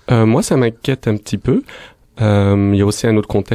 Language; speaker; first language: French; native; French